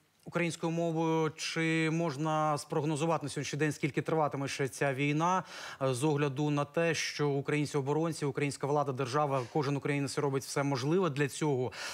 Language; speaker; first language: Ukrainian; native; Ukrainian